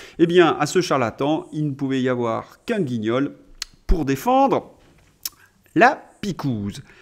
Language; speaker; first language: French; native; French